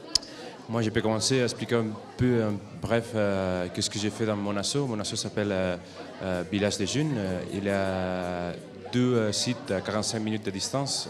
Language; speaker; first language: French; non-native, fluent; Catalan